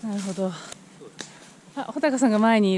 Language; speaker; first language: Japanese; native; Japanese